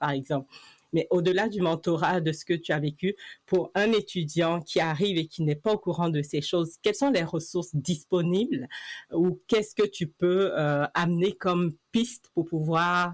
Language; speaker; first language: French; native; French